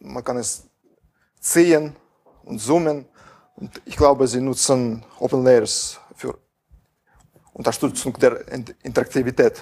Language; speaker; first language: German; non-native, fluent; Russian